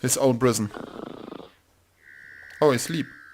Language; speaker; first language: English; non-native, learner; German